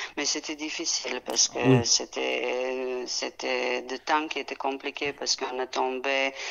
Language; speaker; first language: French; non-native, fluent; Serbian